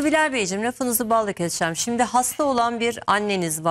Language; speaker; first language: Turkish; native; Turkish